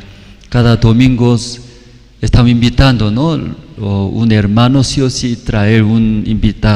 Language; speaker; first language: Spanish; non-native, fluent; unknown